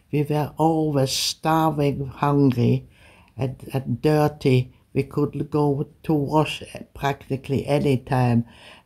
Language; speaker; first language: English; early bilingual, other home language; German